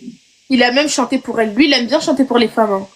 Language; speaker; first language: French; native; French